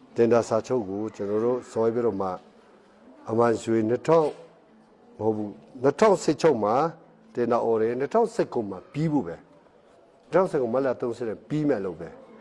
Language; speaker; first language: Burmese; non-native, local second language; Hakha Chin